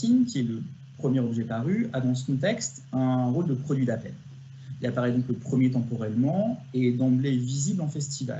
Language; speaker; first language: French; native; French